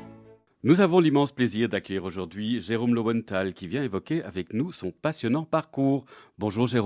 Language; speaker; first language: French; native; French